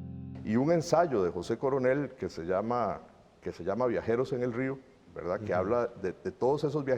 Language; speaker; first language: Spanish; native; Spanish